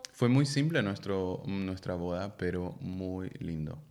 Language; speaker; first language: Spanish; non-native, fluent; German